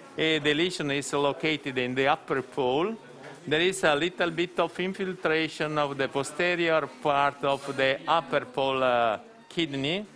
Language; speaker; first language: English; non-native, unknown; Italian